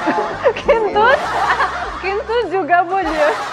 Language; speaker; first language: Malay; non-native, learner; Russian